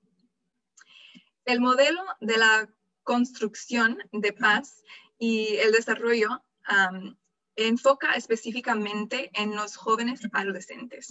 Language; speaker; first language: Spanish; non-native, fluent; English